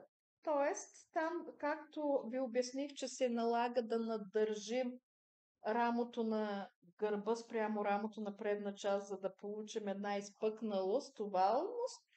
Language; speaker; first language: Bulgarian; native; Bulgarian